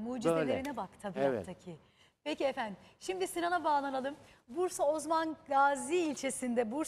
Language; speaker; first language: Turkish; native; Turkish